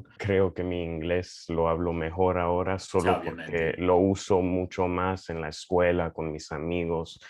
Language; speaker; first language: Spanish; early bilingual, heritage; Spanish